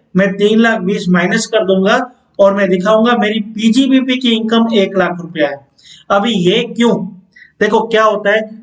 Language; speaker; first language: Hindi; non-native, local second language; Gujarati